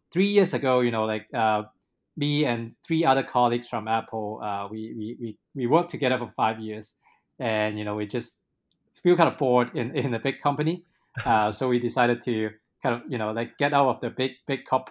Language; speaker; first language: English; non-native, local second language; Cantonese